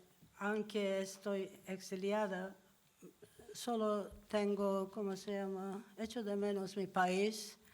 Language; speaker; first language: Spanish; non-native, learner; Turkish